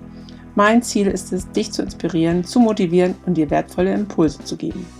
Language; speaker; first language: German; native; German